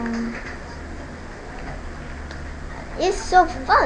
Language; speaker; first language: English; non-native, learner; Korean